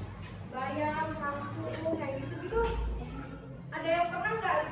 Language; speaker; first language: Indonesian; native; Indonesian